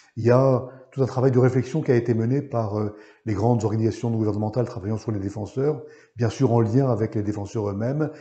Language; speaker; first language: French; native; French